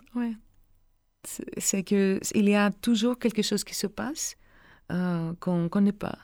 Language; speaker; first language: French; non-native, learner; Greek